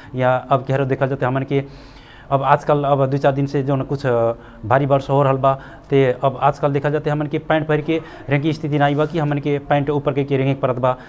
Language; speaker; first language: Bhojpuri; non-native, local second language; Dangaura Tharu